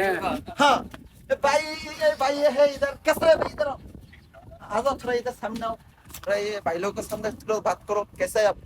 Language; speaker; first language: Hindi; non-native, learner; Bangla